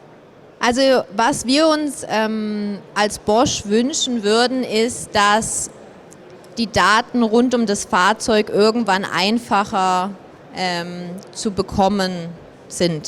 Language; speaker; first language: German; native; German